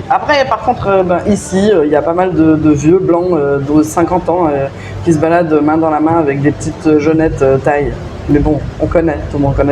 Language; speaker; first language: French; native; French